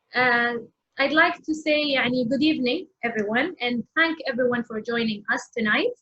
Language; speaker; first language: English; non-native, fluent; Arabic